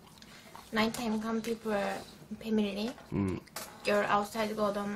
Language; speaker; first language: English; non-native, learner; Turkish